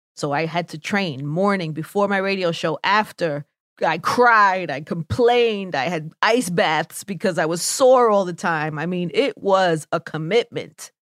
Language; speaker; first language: English; native; English